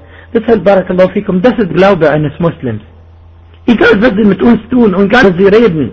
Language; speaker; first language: German; non-native, fluent; Arabic